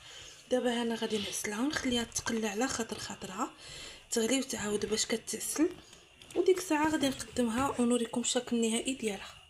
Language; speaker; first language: Arabic; native; Arabic